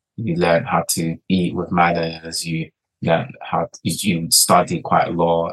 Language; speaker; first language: English; early bilingual, other home language; Portuguese